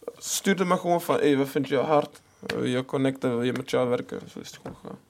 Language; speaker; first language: Dutch; native; Dutch